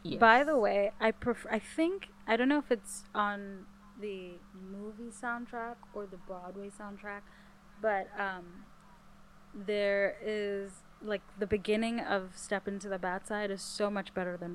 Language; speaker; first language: English; native; English